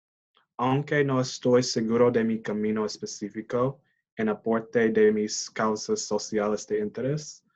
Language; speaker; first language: Spanish; non-native, learner; English